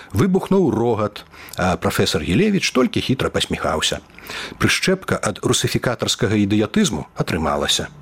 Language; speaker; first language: Belarusian; native; Belarusian